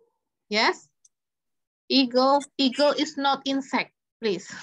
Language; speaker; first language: English; non-native, fluent; Indonesian